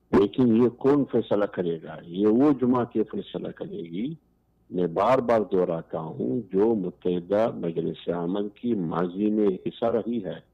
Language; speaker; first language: Urdu; non-native, local second language; Pashto